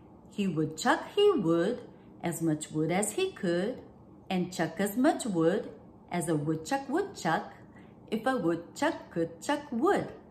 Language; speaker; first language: English; early bilingual, other home language; Japanese